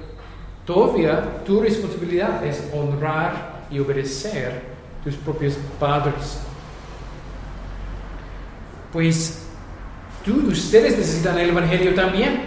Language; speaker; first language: Spanish; non-native, fluent; English